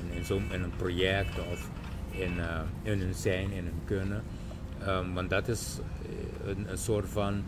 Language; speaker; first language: Dutch; non-native, local second language; Papiamento